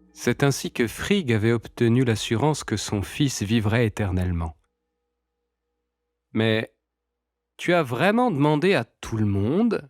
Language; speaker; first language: French; native; French